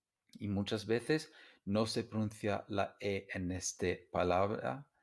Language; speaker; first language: Spanish; non-native, fluent; English